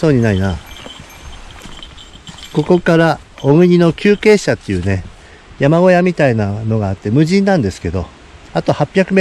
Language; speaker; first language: Japanese; native; Japanese